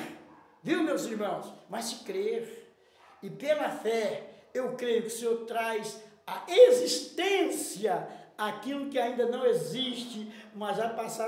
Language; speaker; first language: Portuguese; native; Portuguese